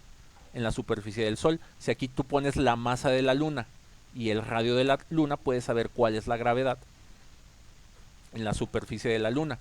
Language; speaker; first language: Spanish; native; Spanish